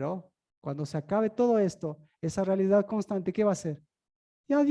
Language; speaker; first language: Spanish; native; Spanish